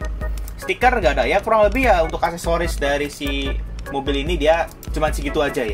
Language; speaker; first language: Indonesian; native; Indonesian